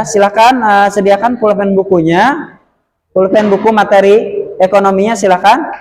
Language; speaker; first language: Indonesian; native; Indonesian